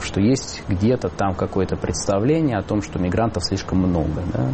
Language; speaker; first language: Russian; native; Russian